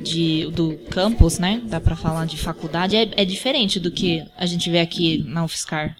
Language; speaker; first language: Portuguese; early bilingual, heritage; Portuguese